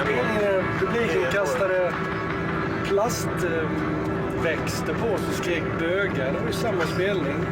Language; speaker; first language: Swedish; native; Swedish